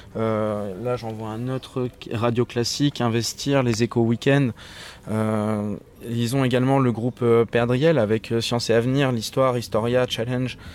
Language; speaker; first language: French; native; French